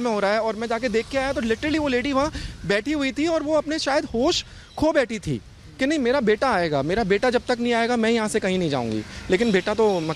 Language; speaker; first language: Hindi; native; Hindi